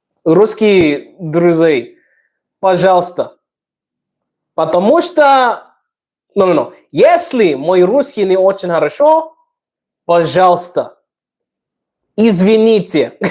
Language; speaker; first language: Russian; non-native, learner; English